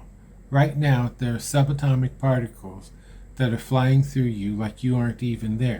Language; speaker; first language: English; native; English